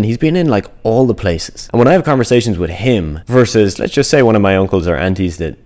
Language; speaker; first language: English; native; English